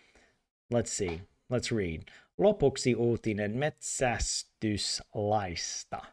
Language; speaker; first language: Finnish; non-native, learner; English